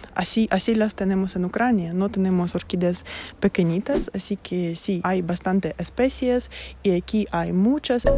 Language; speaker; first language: Spanish; non-native, fluent; Russian